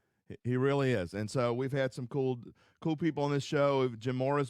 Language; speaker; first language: English; native; English